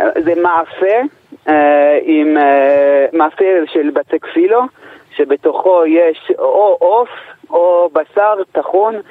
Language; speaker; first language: Hebrew; early bilingual, heritage; English